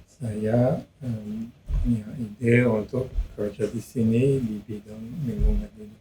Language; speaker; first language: Indonesian; non-native, learner; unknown